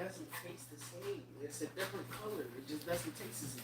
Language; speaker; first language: English; native; English